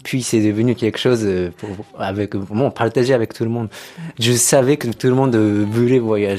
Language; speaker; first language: French; non-native, fluent; Japanese